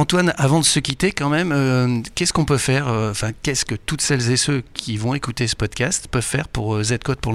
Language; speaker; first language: French; native; French